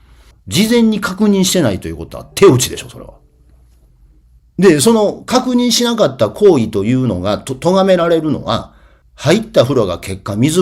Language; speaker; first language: Japanese; native; Japanese